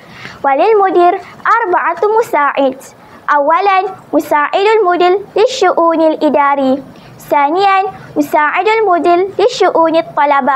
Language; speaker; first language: Arabic; non-native, learner; Malay